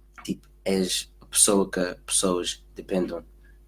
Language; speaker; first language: Portuguese; early bilingual, heritage; Portuguese